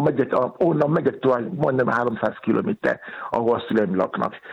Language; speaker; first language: Hungarian; non-native, fluent; Yoruba